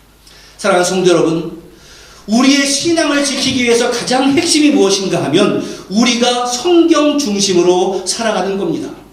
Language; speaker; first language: Korean; native; Korean